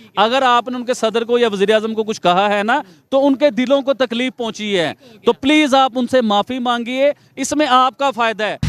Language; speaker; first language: Urdu; non-native, local second language; Punjabi